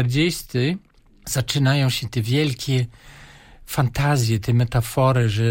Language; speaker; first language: Polish; non-native, fluent; German